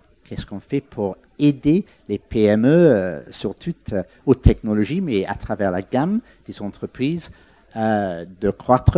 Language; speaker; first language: French; non-native, fluent; English